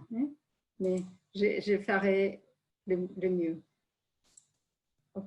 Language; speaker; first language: French; non-native, fluent; Spanish